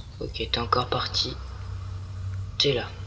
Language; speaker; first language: French; native; French